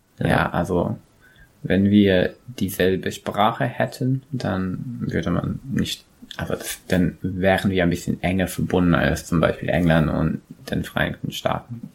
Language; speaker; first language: German; non-native, fluent; English